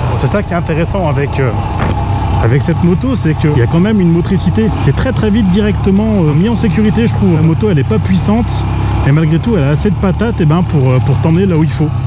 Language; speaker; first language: French; native; French